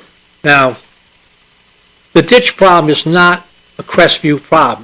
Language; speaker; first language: English; native; English